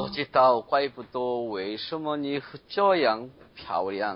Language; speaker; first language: Chinese; non-native, learner; Korean